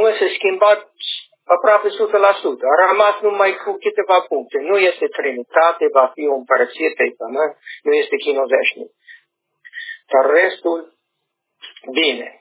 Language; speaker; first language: Romanian; non-native, learner; English